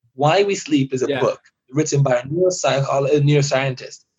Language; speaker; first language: English; early bilingual, other home language; Persian